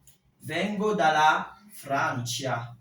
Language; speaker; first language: Italian; non-native, fluent; French